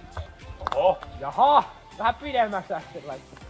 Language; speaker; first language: Finnish; native; Finnish